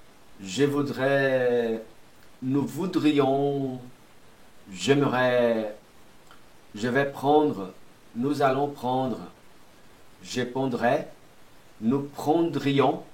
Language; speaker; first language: French; non-native, fluent; Portuguese